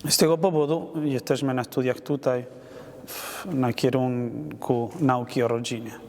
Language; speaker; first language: Polish; non-native, learner; Spanish